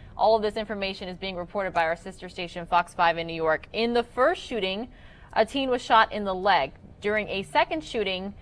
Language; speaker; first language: English; native; English